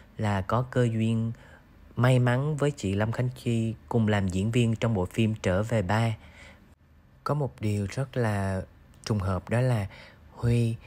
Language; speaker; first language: Vietnamese; native; Vietnamese